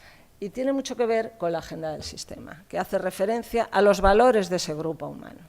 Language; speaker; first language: Spanish; native; Spanish